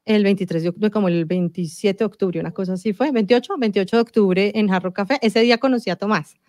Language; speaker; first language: Spanish; native; Spanish